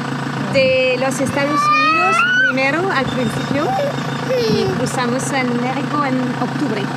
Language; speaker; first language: Spanish; non-native, learner; French